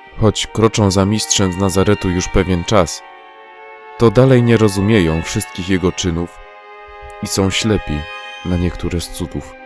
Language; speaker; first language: Polish; native; Polish